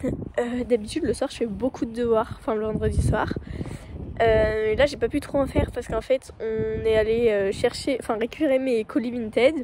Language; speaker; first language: French; native; French